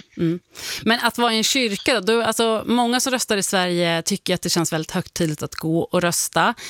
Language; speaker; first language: Swedish; native; Swedish